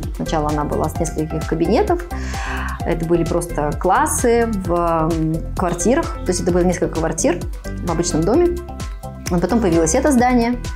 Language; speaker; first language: Russian; native; Russian